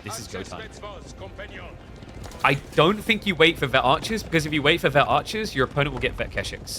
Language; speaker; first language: English; native; English